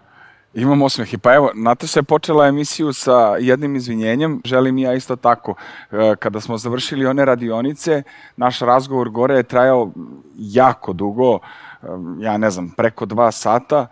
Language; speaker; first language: Serbian; native; Serbian